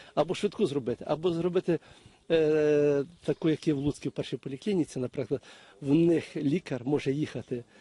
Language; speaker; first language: Ukrainian; native; Ukrainian